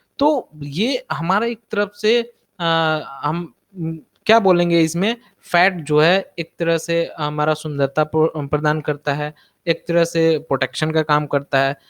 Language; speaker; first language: Hindi; native; Hindi